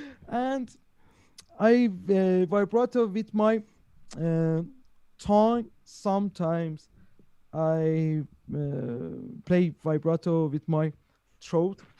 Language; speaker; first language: English; non-native, learner; Persian